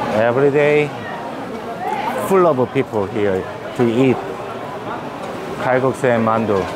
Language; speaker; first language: English; non-native, learner; Korean